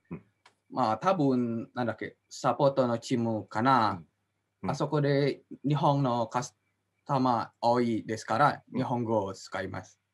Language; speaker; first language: Japanese; non-native, learner; Indonesian